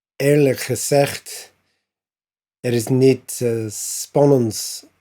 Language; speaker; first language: Dutch; non-native, learner; English